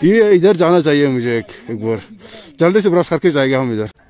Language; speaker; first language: Hindi; non-native, local second language; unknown